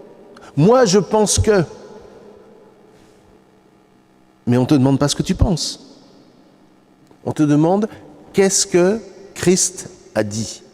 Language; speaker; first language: French; native; French